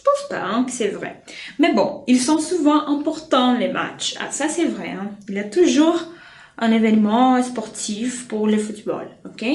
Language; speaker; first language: French; non-native, fluent; Portuguese